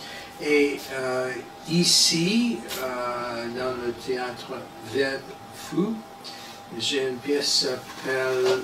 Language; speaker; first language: French; non-native, learner; English